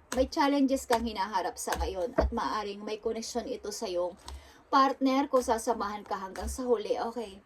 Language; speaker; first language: Filipino; non-native, local second language; Bikol